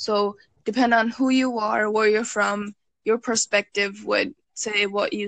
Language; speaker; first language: English; early bilingual, other home language; Bangla